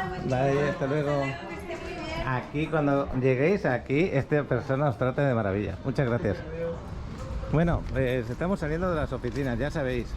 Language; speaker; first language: Spanish; native; Spanish